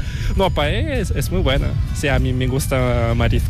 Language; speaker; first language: Spanish; non-native, fluent; Korean